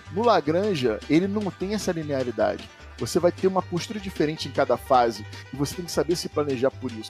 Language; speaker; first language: Portuguese; native; Portuguese